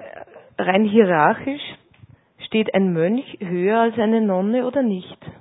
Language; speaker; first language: German; native; German